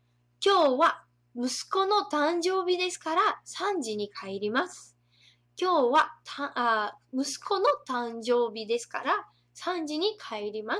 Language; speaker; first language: Japanese; non-native, fluent; Portuguese